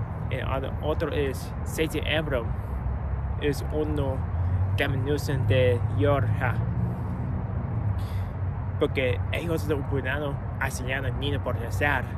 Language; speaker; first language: Spanish; non-native, learner; English